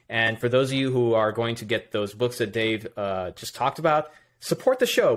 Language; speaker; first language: English; native; English